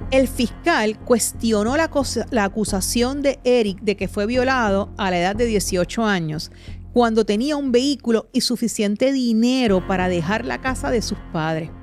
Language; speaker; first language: Spanish; native; Spanish